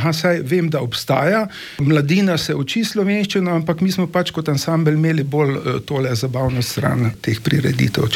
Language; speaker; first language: Slovenian; native; Slovenian